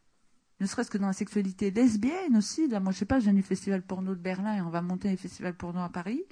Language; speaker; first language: French; native; French